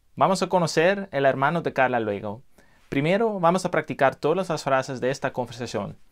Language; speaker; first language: Spanish; non-native, fluent; English